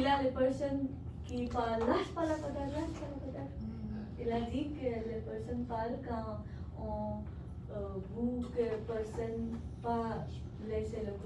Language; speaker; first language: French; non-native, learner; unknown